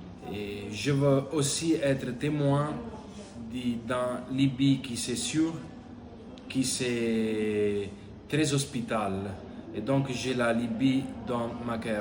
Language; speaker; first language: French; non-native, learner; Italian